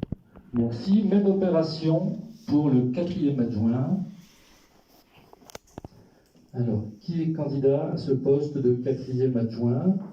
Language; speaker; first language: French; native; French